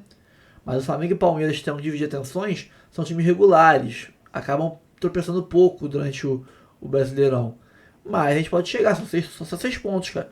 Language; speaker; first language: Portuguese; native; Portuguese